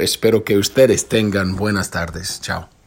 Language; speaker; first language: Spanish; non-native, fluent; English